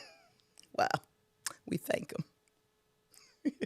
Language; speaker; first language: English; native; English